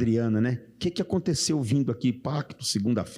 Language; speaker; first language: Portuguese; native; Portuguese